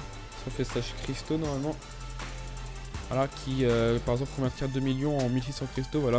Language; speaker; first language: French; native; French